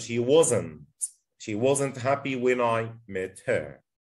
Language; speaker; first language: English; non-native, fluent; Arabic